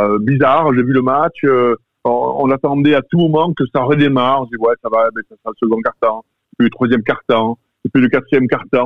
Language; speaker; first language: French; native; French